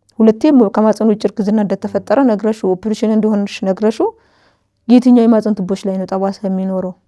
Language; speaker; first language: Amharic; native; Amharic